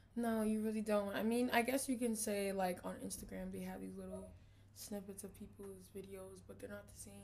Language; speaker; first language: English; native; English